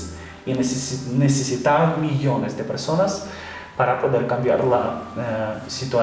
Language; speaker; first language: Spanish; non-native, fluent; Ukrainian